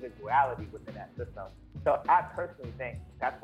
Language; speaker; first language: English; native; English